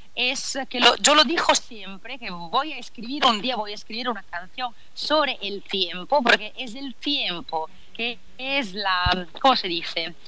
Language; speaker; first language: Spanish; non-native, learner; Italian